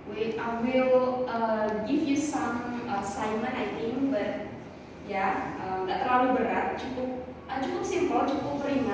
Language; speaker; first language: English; non-native, learner; Indonesian